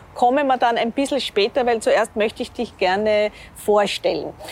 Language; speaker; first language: German; native; German